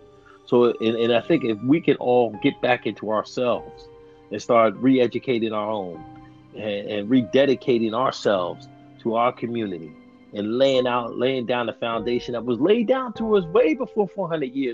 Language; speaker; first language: English; native; English